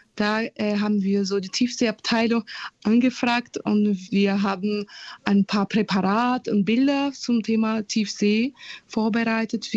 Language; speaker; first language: German; non-native, fluent; Portuguese